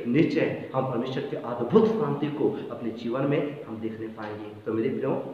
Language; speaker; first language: Hindi; non-native, local second language; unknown